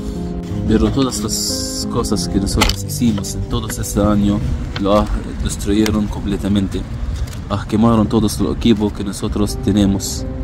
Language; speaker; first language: Spanish; non-native, fluent; Arabic